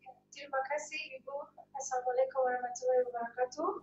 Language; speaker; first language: Indonesian; non-native, fluent; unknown